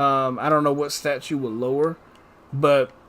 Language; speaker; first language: English; native; English